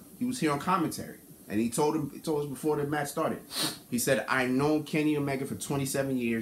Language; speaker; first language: English; native; English